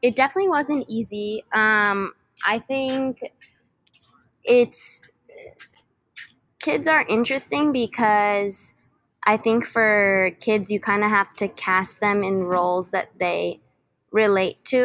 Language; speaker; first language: English; native; English